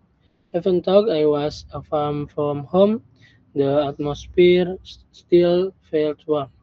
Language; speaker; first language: English; non-native, learner; Indonesian